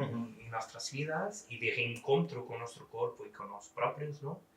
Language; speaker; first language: Spanish; non-native, fluent; Portuguese